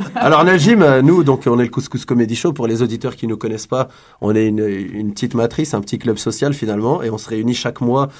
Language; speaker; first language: French; native; French